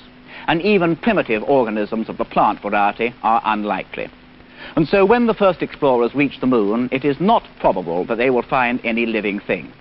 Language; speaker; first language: English; native; English